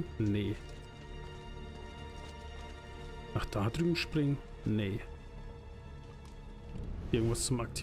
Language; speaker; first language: German; native; German